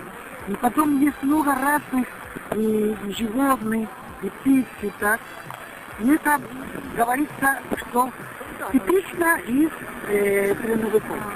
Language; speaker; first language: Russian; non-native, learner; Italian